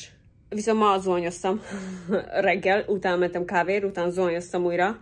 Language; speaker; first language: Hungarian; early bilingual, heritage; English